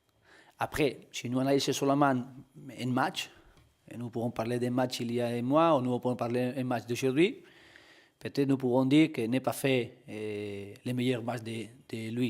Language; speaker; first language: French; non-native, learner; Spanish